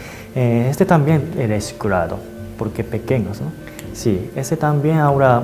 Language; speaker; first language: Spanish; non-native, learner; Japanese